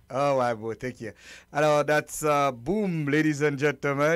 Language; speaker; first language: English; non-native, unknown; Haitian Creole